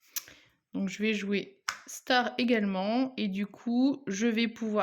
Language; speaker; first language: French; native; French